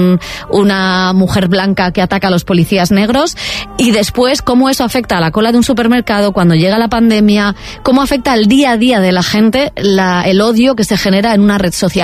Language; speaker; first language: Spanish; native; Spanish